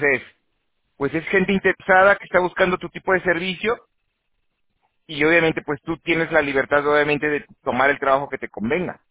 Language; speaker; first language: Spanish; native; Spanish